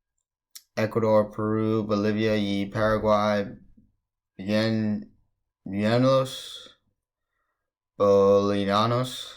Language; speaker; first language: Spanish; non-native, learner; English